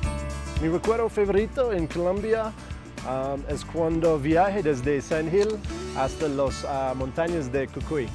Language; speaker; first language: Spanish; non-native, fluent; English